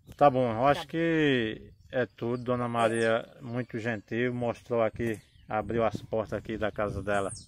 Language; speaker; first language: Portuguese; native; Portuguese